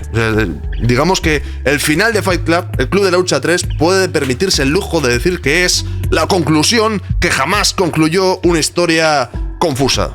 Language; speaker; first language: Spanish; native; Spanish